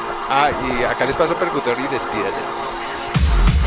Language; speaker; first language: Spanish; native; Spanish